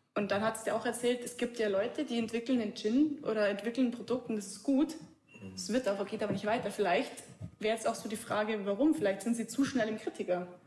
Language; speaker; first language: German; native; German